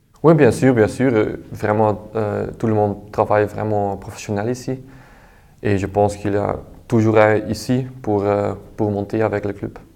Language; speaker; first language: French; non-native, local second language; Dutch